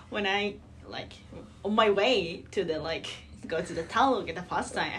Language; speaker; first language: English; non-native, learner; Japanese